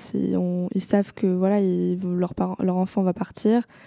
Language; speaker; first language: French; native; French